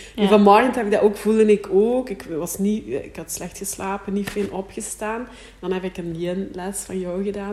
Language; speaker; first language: Dutch; native; Dutch